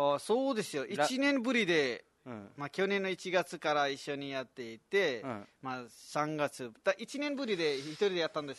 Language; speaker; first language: Japanese; non-native, fluent; Nepali